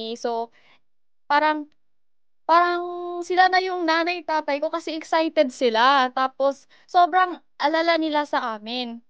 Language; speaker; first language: Filipino; early bilingual, heritage; Korean